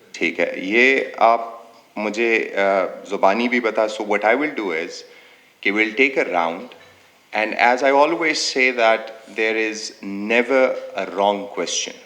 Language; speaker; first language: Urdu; non-native, local second language; Pashto